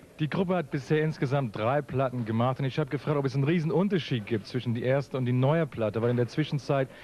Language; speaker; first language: German; native; German